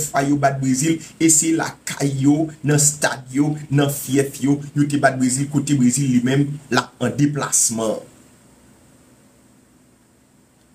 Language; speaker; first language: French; non-native, local second language; Haitian Creole